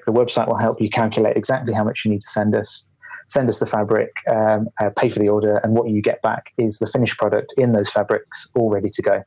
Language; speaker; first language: English; native; English